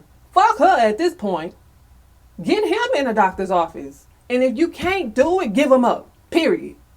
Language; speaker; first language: English; native; English